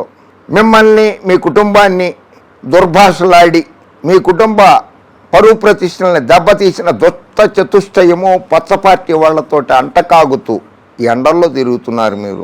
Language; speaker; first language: Telugu; native; Telugu